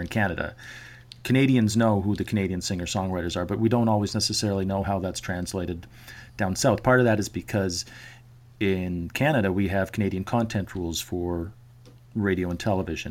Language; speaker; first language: English; native; English